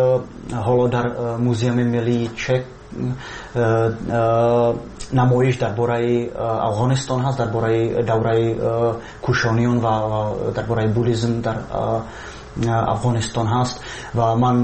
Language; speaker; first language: Persian; non-native, learner; Czech